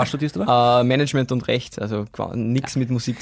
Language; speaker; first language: German; native; German